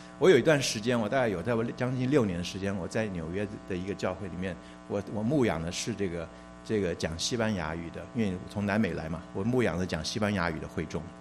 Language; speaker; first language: Chinese; native; Chinese